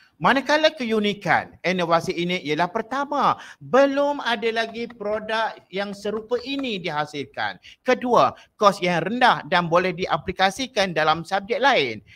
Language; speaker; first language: Malay; native; Malay